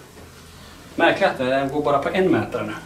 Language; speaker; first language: Swedish; native; Swedish